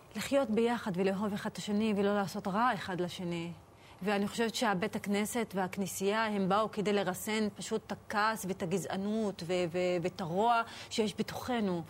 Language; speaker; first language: Hebrew; non-native, local second language; Arabic